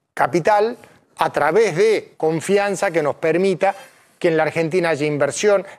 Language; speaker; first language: Spanish; native; Spanish